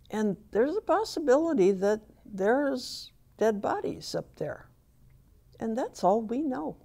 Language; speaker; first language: English; native; English